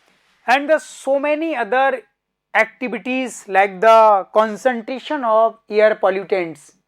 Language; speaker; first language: English; non-native, local second language; Hindi